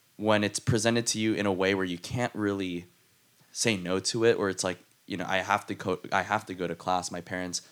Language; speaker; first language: English; native; English